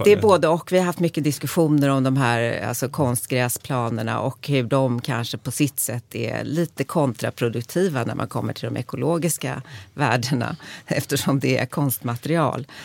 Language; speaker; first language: Swedish; native; Swedish